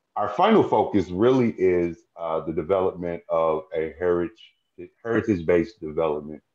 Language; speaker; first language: English; native; English